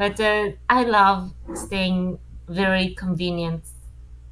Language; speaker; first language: English; non-native, learner; Japanese